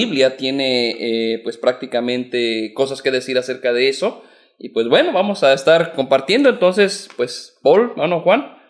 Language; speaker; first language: Spanish; native; Spanish